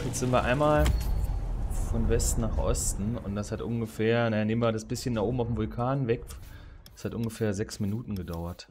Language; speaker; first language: German; native; German